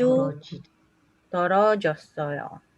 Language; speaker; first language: Korean; non-native, learner; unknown